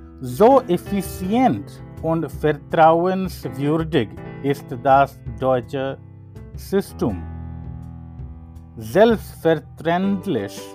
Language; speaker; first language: German; non-native, learner; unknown